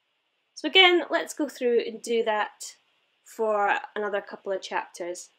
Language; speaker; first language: English; native; English